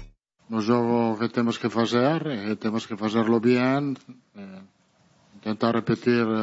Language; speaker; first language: Portuguese; non-native, learner; Italian